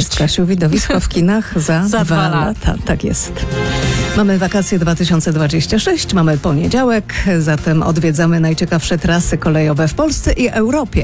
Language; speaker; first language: Polish; native; Polish